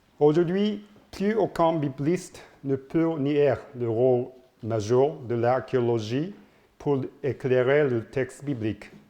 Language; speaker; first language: French; non-native, learner; Japanese